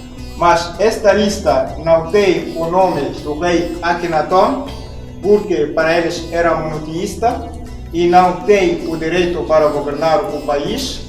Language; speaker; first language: Portuguese; non-native, fluent; Arabic